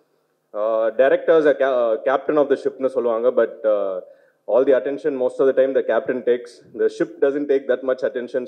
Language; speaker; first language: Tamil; native; Tamil